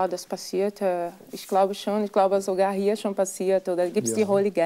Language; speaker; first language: German; non-native, fluent; Portuguese